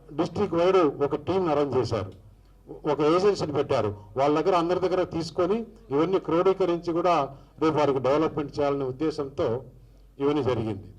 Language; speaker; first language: Telugu; native; Telugu